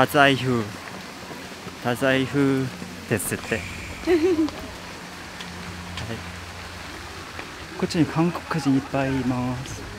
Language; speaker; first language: Japanese; non-native, learner; Korean